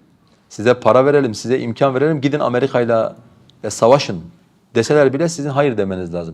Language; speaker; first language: Turkish; non-native, local second language; Kurdish